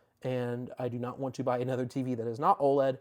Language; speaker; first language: English; native; English